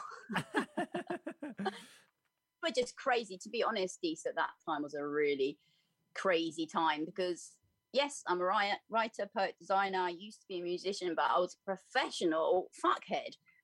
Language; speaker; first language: English; native; English